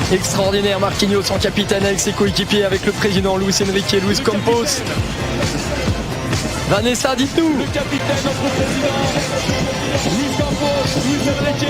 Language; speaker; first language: French; native; French